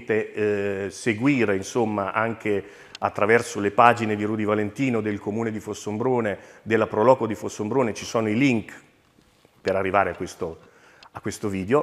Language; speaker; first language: Italian; native; Italian